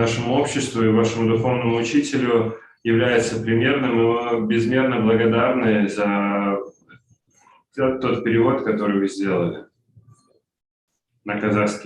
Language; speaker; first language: Russian; native; Russian